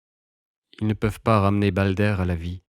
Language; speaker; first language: French; native; French